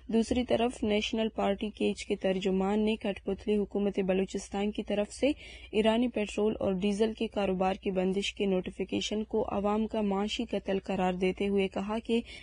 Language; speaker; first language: Urdu; non-native, local second language; Baluchi